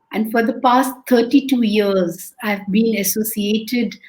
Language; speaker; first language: English; non-native, local second language; Hindi